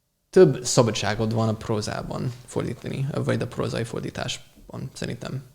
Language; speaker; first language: Hungarian; non-native, fluent; English